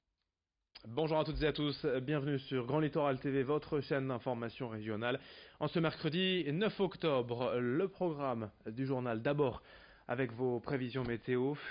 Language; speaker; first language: French; native; French